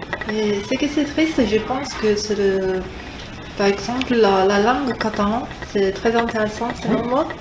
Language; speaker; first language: French; non-native, fluent; Italian